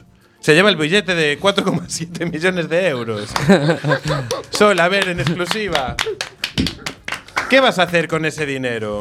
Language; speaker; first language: Spanish; native; Spanish